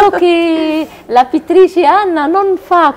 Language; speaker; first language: Italian; non-native, learner; Arabic